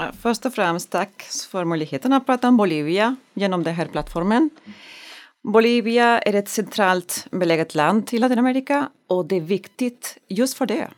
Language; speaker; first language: Swedish; non-native, learner; Spanish